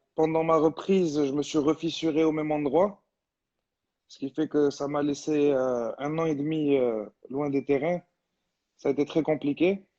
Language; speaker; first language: French; non-native, local second language; Arabic